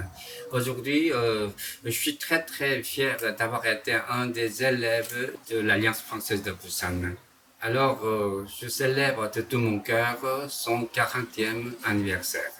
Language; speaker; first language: French; non-native, fluent; Korean